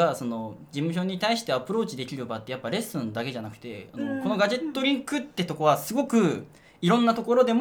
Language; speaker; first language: Japanese; native; Japanese